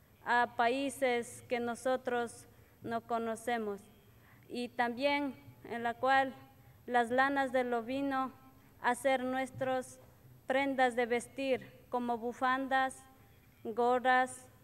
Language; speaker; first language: Spanish; non-native, local second language; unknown